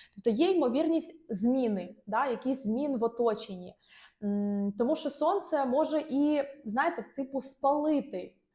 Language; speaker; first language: Ukrainian; non-native, local second language; Russian